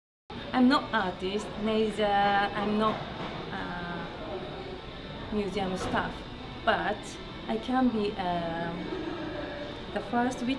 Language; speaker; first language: English; non-native, learner; Japanese